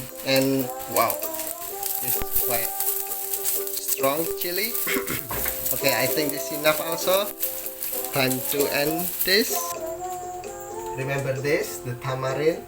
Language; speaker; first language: English; non-native, learner; Indonesian